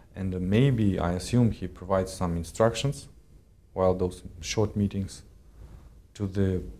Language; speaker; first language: English; non-native, fluent; Kazakh